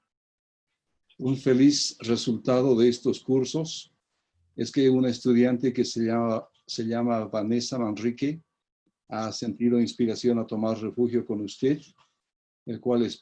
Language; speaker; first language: Spanish; native; Spanish